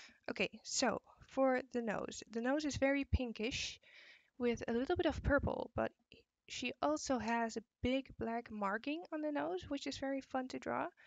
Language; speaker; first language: English; non-native, fluent; Dutch